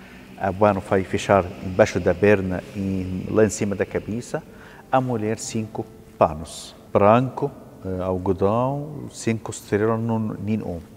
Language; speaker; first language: Portuguese; non-native, learner; Arabic